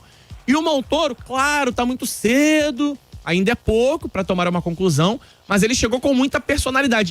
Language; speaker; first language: Portuguese; native; Portuguese